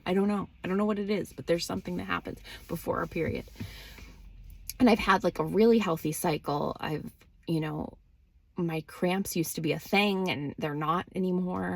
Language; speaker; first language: English; native; English